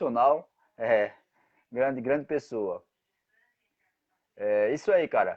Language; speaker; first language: Portuguese; native; Portuguese